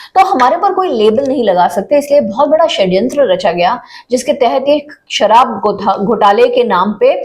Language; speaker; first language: Hindi; non-native, local second language; Marathi